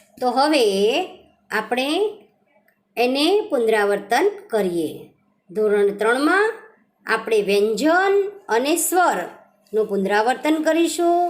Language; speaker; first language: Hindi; non-native, local second language; Gujarati